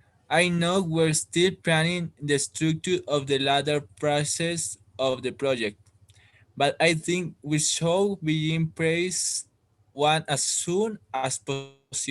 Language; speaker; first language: English; non-native, learner; Spanish